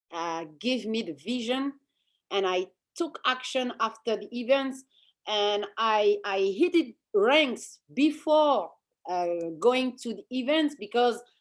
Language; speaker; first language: English; non-native, fluent; French